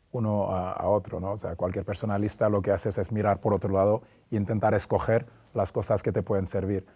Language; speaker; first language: Spanish; non-native, fluent; French